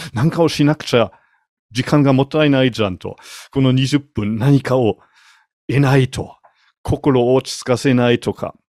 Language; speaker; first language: Japanese; non-native, fluent; German